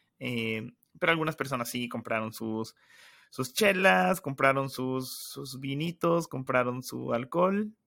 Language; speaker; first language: Spanish; native; Spanish